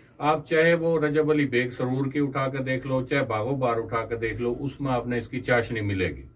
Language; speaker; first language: Urdu; non-native, local second language; Haryanvi